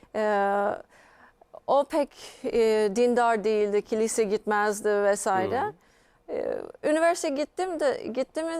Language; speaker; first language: Turkish; non-native, fluent; English